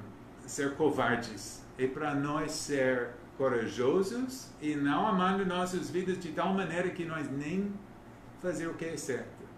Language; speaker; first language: Portuguese; non-native, learner; English